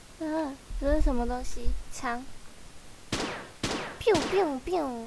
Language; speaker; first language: Chinese; native; Chinese